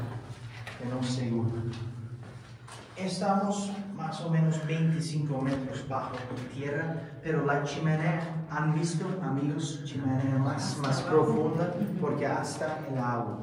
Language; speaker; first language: Spanish; non-native, fluent; Turkish